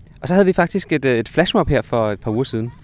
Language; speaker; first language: Danish; native; Danish